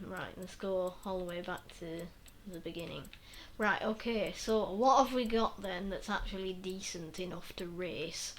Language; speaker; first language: English; native; English